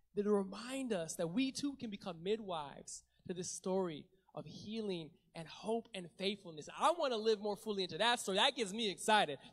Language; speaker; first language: English; native; English